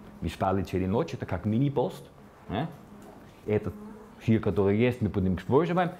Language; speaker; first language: Russian; non-native, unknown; Slovenian